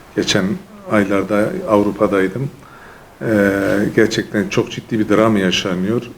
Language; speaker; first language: Turkish; native; Turkish